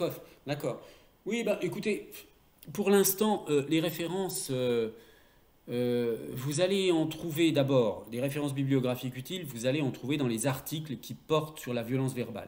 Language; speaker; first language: French; native; French